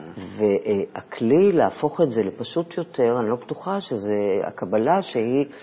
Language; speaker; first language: Hebrew; native; Hebrew